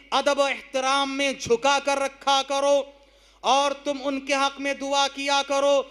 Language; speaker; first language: Urdu; native; Urdu